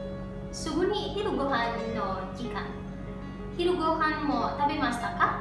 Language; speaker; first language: Japanese; non-native, learner; Indonesian